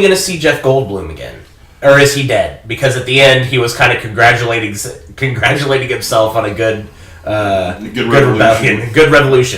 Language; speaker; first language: English; native; English